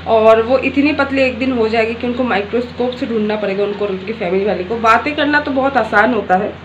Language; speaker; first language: Hindi; non-native, local second language; Bangla